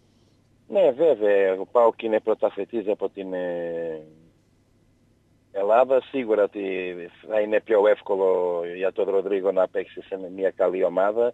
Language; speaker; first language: Greek; non-native, learner; Portuguese